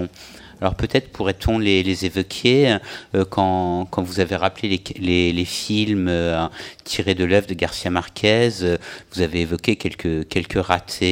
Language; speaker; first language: French; native; French